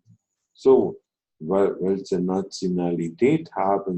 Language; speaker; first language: German; non-native, fluent; Telugu